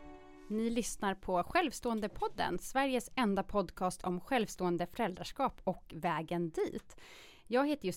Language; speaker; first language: Swedish; native; Swedish